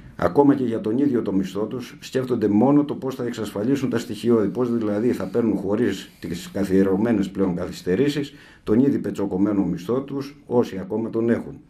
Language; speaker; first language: Greek; native; Greek